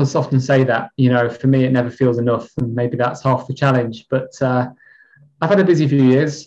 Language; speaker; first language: English; native; English